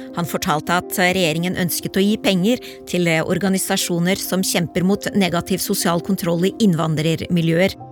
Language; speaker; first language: Norwegian; native; Norwegian